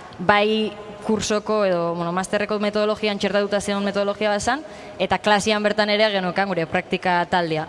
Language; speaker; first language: Basque; native; Basque